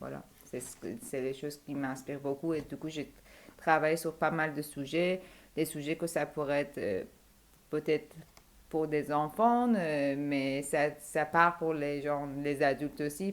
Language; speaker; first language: French; non-native, fluent; Persian